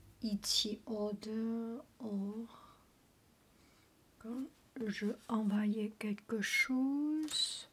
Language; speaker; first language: French; non-native, learner; Chinese